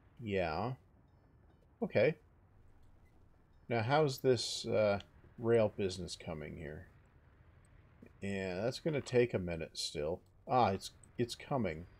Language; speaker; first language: English; native; English